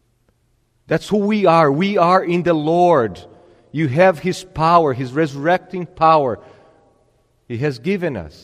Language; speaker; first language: English; non-native, fluent; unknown